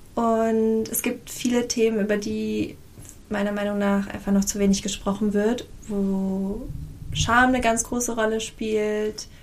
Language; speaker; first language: German; native; German